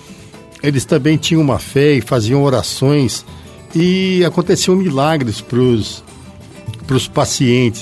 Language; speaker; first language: Portuguese; native; Portuguese